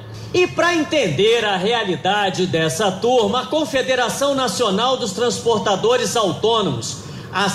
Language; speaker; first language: Portuguese; native; Portuguese